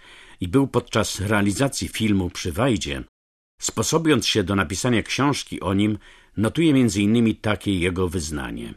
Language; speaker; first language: Polish; native; Polish